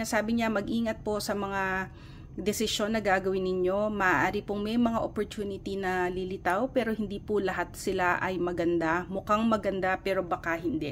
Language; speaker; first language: Filipino; native; Filipino